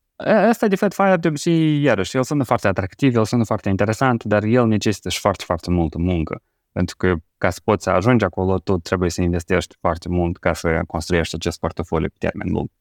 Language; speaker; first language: Romanian; native; Romanian